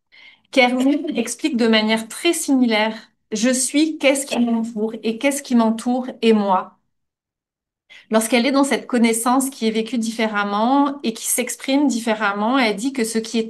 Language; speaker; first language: French; native; French